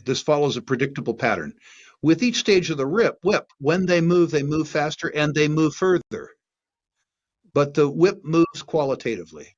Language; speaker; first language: English; native; English